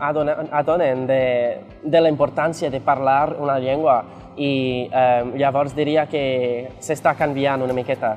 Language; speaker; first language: Catalan; non-native, fluent; English